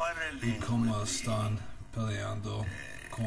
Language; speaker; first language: Spanish; non-native, learner; English